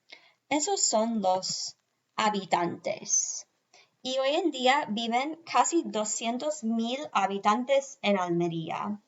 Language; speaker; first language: Spanish; non-native, fluent; English